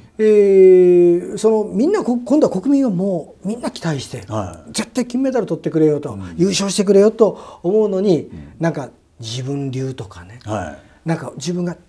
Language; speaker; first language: Japanese; native; Japanese